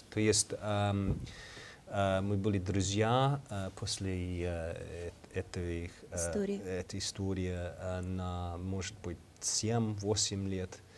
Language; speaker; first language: Russian; non-native, fluent; English